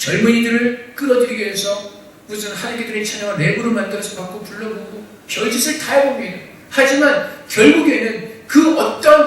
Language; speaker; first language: Korean; native; Korean